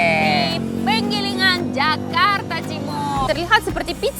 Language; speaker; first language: Indonesian; non-native, fluent; Russian